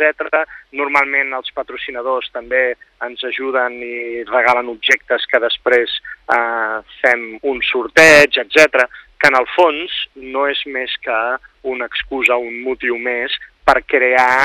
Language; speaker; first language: Catalan; native; Catalan